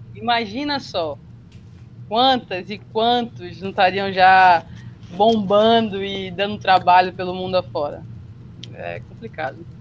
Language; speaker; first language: Portuguese; native; Portuguese